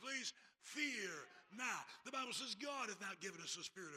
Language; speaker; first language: English; native; English